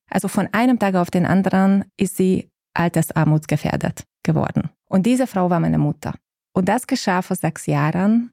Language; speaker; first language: German; non-native, fluent; Hungarian